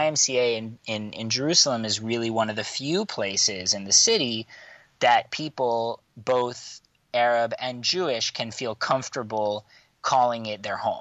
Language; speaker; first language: English; native; English